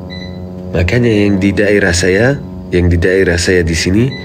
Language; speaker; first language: Indonesian; non-native, fluent; Arabic